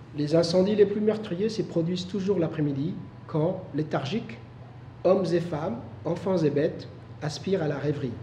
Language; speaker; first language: French; non-native, local second language; Somali